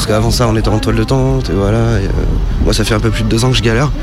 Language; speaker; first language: French; native; French